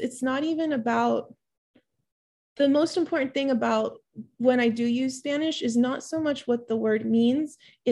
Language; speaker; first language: English; early bilingual, other home language; Spanish